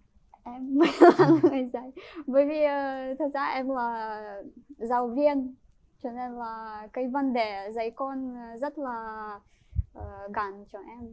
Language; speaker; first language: Vietnamese; non-native, fluent; Ukrainian